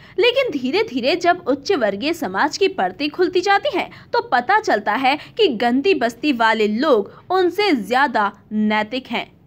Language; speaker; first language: Hindi; native; Hindi